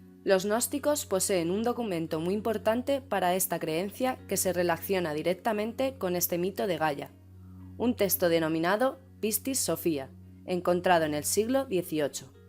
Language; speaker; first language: Spanish; native; Spanish